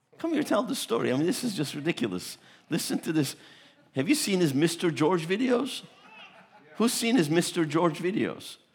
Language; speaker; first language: English; early bilingual, other home language; Turkish